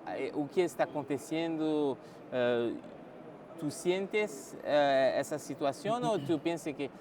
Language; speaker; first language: Spanish; non-native, learner; French